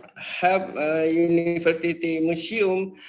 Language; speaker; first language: English; non-native, fluent; Indonesian